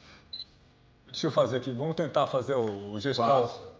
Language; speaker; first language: Portuguese; native; Portuguese